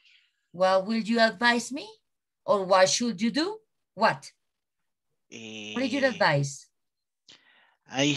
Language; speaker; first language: English; non-native, learner; Spanish